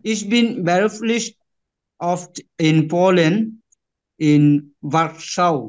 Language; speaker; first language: German; non-native, learner; Bangla